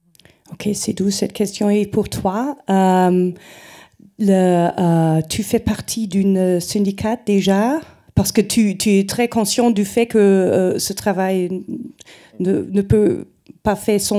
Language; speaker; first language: French; non-native, fluent; German